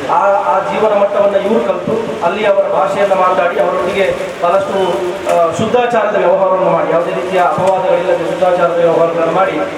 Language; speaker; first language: Kannada; native; Kannada